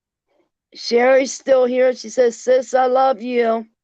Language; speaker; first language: English; native; English